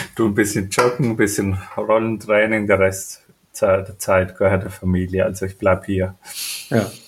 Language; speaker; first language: German; native; German